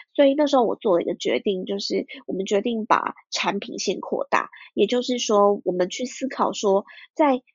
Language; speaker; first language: Chinese; early bilingual, heritage; Chinese